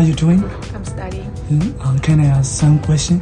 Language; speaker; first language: English; non-native, learner; Burmese